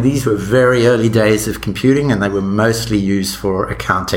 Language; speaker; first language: English; native; English